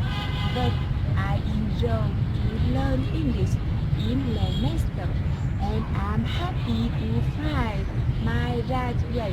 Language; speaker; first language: English; non-native, learner; Thai